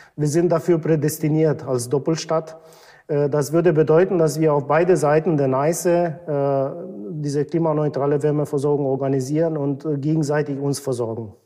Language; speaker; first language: German; non-native, fluent; Romanian